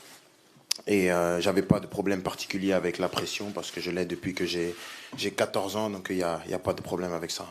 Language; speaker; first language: French; native; French